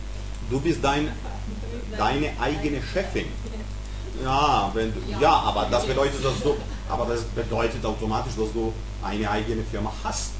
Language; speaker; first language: German; non-native, fluent; Serbian